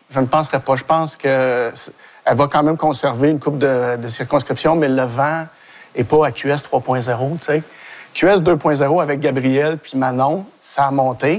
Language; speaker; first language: French; native; French